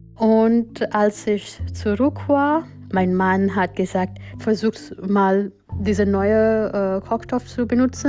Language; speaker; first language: German; non-native, learner; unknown